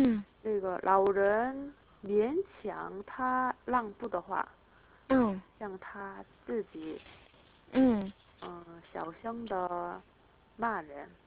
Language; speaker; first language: Chinese; non-native, learner; Korean